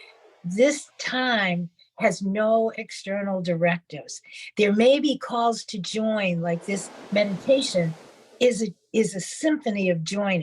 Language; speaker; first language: English; native; English